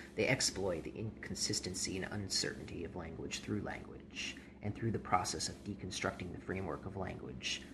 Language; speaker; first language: English; native; English